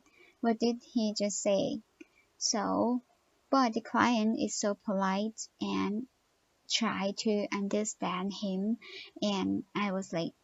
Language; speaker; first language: English; non-native, learner; Thai